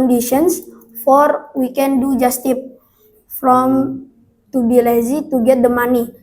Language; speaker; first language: English; non-native, learner; Indonesian